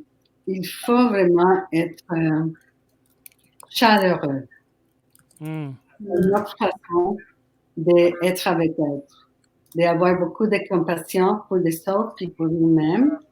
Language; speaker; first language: French; non-native, fluent; Spanish